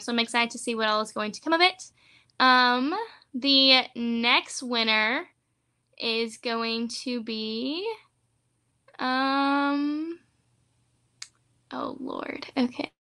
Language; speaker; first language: English; early bilingual, other home language; Spanish